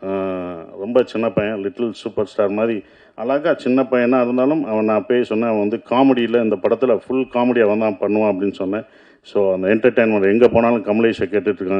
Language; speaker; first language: Tamil; native; Tamil